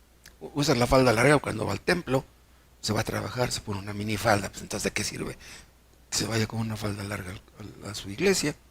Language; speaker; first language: Spanish; native; Spanish